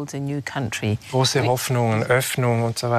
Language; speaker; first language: German; native; German